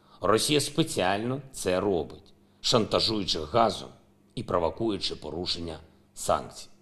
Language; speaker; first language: Ukrainian; non-native, local second language; Russian